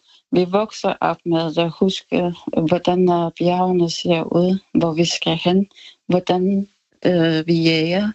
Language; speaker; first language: Danish; non-native, local second language; Kalaallisut